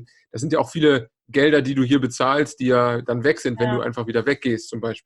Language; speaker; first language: German; native; German